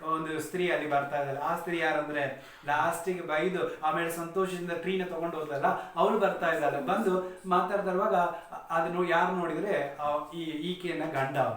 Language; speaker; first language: Kannada; non-native, local second language; Tamil